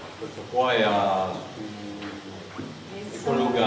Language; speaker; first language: Italian; native; Italian